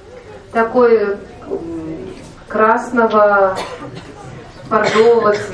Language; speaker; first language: Russian; native; Russian